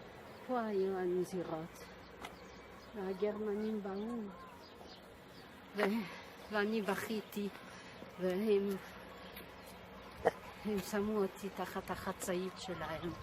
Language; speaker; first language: Hebrew; non-native, fluent; French